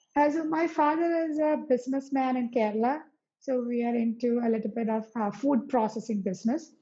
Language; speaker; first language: English; non-native, local second language; Malayalam